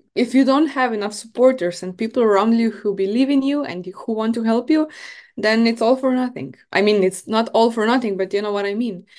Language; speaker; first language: English; non-native, fluent; Slovenian